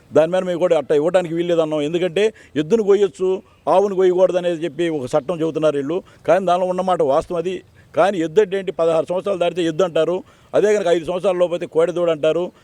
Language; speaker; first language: Telugu; native; Telugu